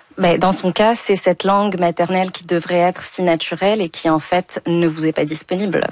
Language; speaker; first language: French; native; French